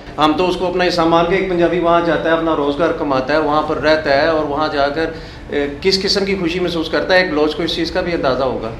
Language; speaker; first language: Urdu; non-native, local second language; Punjabi